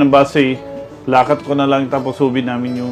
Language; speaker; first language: Filipino; non-native, learner; Punjabi